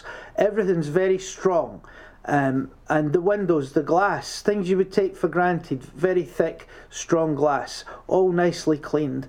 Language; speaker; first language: English; native; English